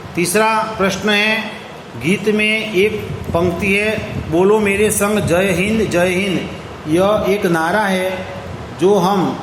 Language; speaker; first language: Hindi; non-native, local second language; Gujarati